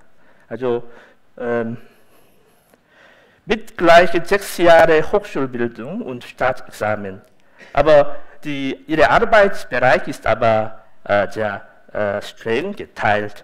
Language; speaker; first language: German; non-native, fluent; Korean